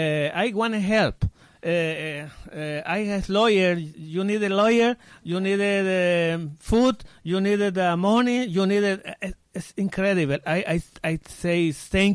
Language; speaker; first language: English; non-native, learner; Spanish